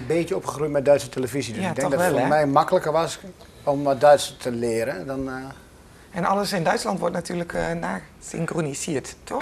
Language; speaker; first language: Dutch; native; Dutch